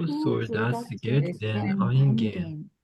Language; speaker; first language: German; non-native, learner; Korean